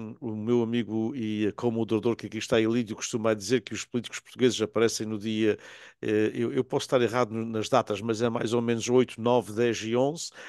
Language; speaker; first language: Portuguese; native; Portuguese